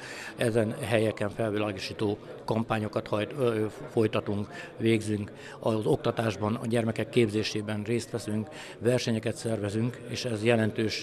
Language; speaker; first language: Hungarian; native; Hungarian